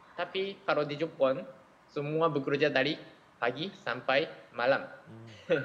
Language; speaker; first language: Indonesian; non-native, learner; Japanese